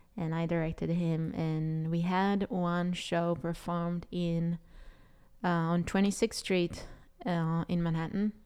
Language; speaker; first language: English; non-native, fluent; Hebrew